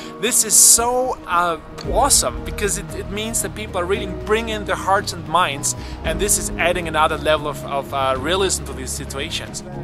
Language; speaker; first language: English; non-native, fluent; German